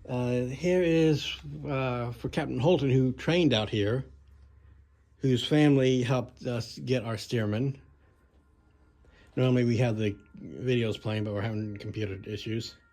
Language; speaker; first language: English; native; English